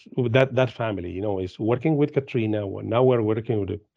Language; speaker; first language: English; non-native, fluent; Spanish